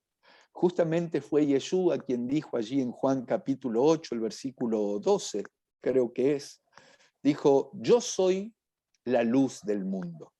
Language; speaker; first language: Spanish; native; Spanish